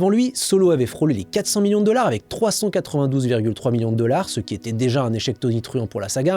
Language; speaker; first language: French; native; French